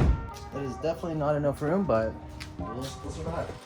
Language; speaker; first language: English; native; English